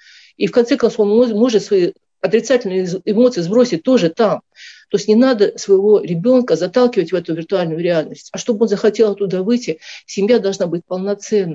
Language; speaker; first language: Russian; native; Russian